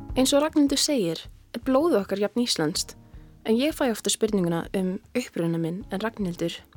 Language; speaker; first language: Icelandic; early bilingual, other home language; English